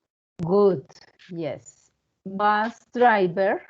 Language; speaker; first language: English; non-native, learner; Spanish